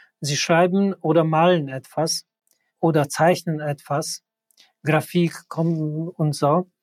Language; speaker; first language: German; non-native, fluent; Polish